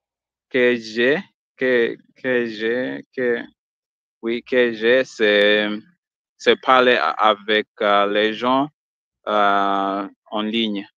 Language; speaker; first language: French; non-native, learner; Swahili